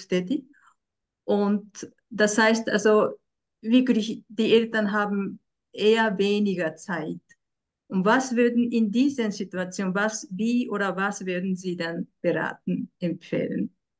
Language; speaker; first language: German; non-native, fluent; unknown